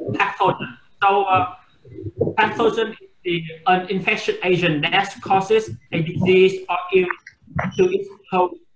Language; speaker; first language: English; non-native, fluent; Vietnamese